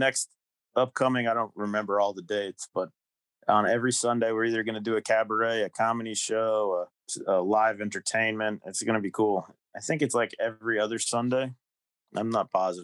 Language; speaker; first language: English; native; English